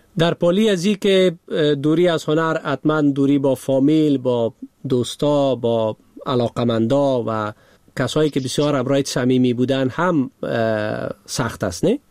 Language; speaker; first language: Persian; native; Persian